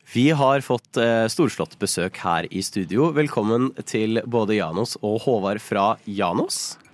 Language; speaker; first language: Norwegian; native; Norwegian